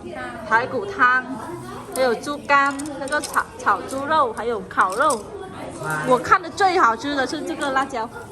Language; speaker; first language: Chinese; non-native, fluent; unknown